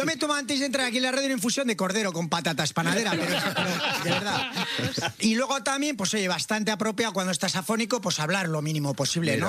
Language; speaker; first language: Spanish; native; Spanish